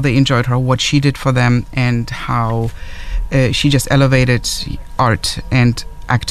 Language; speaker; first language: English; non-native, fluent; German